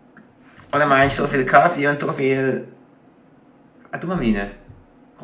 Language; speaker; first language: German; native; German